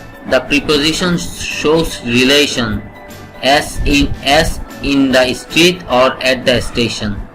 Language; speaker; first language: English; non-native, local second language; Bangla